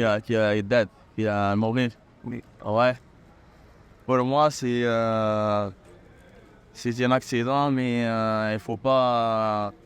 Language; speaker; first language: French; non-native, local second language; Arabic